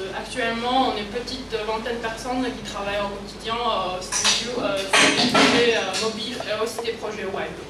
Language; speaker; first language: French; non-native, fluent; Chinese